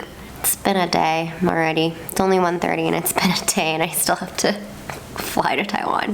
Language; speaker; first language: English; native; English